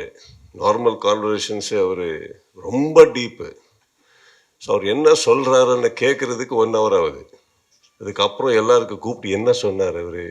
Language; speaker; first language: Tamil; non-native, learner; Kannada